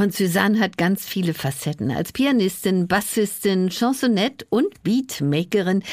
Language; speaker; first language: German; native; German